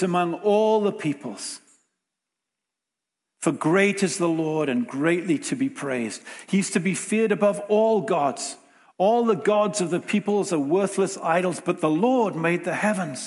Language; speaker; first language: English; native; English